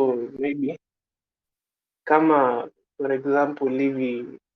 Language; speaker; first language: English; non-native, local second language; Swahili